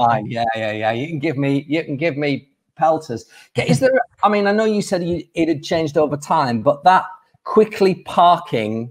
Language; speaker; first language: English; native; English